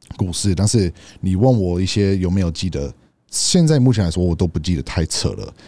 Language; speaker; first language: Chinese; non-native, fluent; English